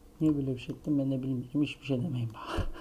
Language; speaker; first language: Turkish; native; Turkish